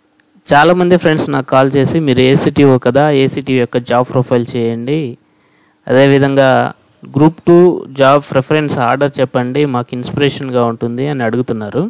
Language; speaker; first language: Telugu; native; Telugu